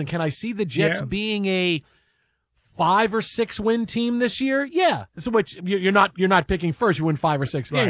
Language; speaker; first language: English; native; English